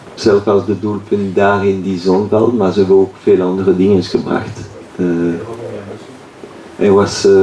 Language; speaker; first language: Dutch; non-native, local second language; French